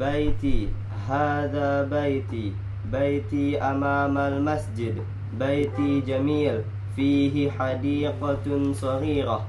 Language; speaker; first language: Arabic; non-native, learner; Indonesian